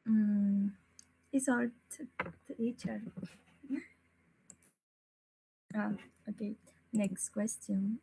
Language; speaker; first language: English; non-native, learner; Spanish